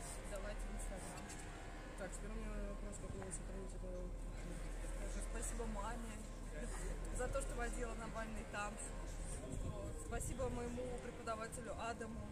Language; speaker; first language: Russian; native; Russian